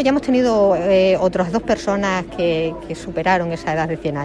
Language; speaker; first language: Spanish; native; Spanish